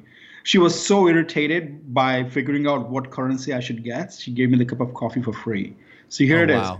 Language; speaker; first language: English; non-native, local second language; Hindi